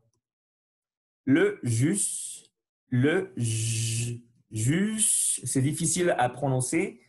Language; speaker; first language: French; non-native, learner; Spanish